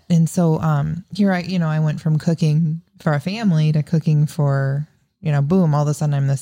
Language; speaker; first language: English; native; English